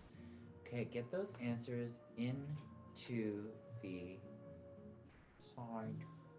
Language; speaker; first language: English; native; English